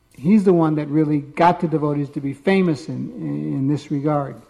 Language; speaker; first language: English; native; English